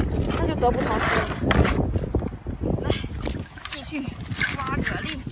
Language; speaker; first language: Chinese; native; Chinese